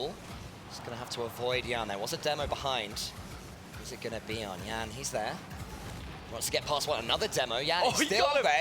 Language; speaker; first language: English; native; English